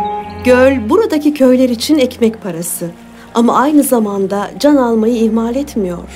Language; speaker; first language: Turkish; native; Turkish